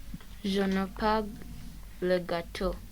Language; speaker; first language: French; non-native, learner; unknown